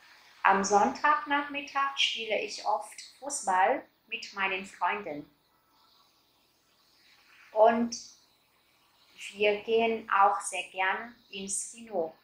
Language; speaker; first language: German; non-native, fluent; Vietnamese